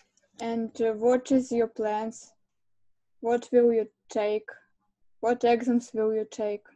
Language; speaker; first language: English; non-native, learner; Russian